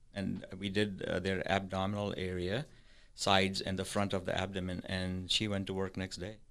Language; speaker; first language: English; non-native, local second language; Urdu